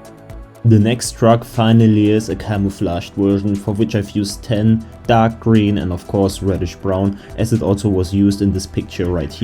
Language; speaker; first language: English; non-native, fluent; German